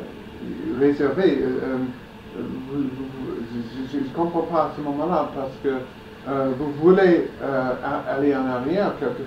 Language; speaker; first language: French; non-native, fluent; English